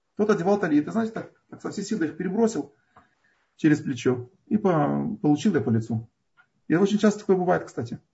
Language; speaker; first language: Russian; native; Russian